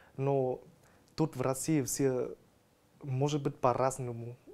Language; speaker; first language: Russian; non-native, learner; Vietnamese